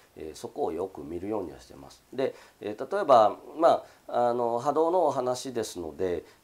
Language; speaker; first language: Japanese; native; Japanese